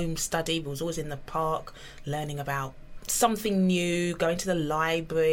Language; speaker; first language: English; native; English